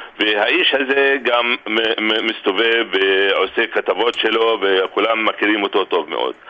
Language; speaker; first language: Hebrew; non-native, local second language; Arabic